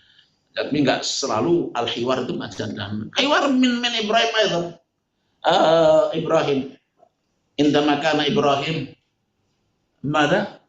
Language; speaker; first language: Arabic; non-native, fluent; Indonesian